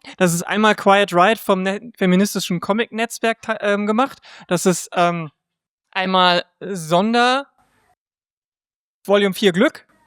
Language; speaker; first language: German; native; German